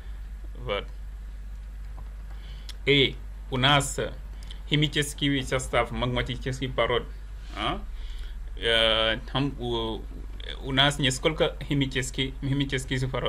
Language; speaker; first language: Russian; non-native, learner; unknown